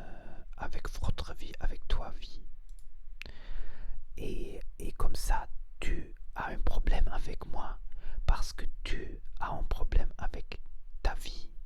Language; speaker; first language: French; non-native, learner; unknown